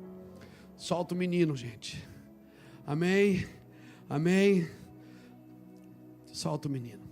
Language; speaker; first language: Portuguese; native; Portuguese